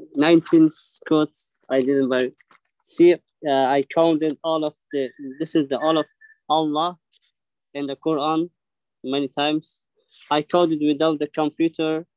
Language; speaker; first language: English; non-native, learner; Persian